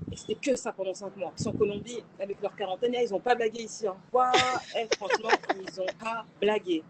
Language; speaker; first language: French; native; French